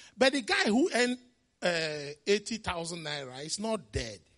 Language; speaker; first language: English; non-native, local second language; Igbo